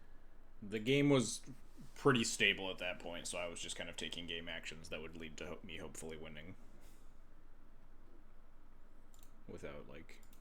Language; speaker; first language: English; native; English